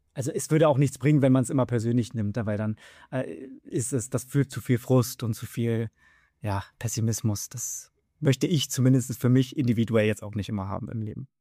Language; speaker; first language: German; early bilingual, other home language; Vietnamese